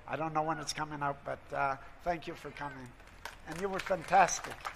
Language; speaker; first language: English; native; English